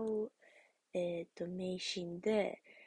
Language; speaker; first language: Japanese; early bilingual, heritage; English